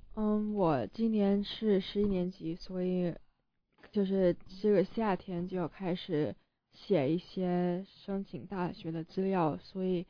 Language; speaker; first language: Chinese; early bilingual, heritage; Chinese